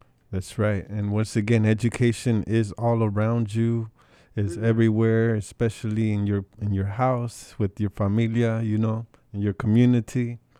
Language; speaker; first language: English; early bilingual, other home language; Spanish